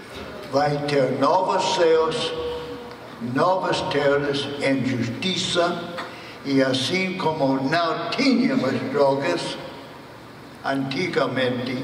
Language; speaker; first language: Portuguese; non-native, fluent; English